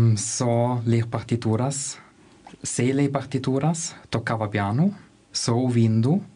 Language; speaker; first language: Portuguese; non-native, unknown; German